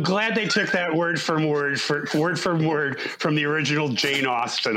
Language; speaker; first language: English; native; English